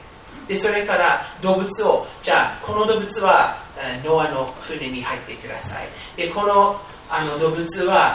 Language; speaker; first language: Japanese; non-native, fluent; English